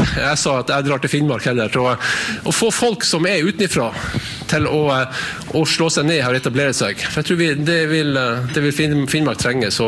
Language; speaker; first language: Norwegian; native; Norwegian